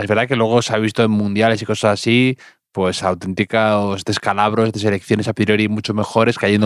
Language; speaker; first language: Spanish; native; Spanish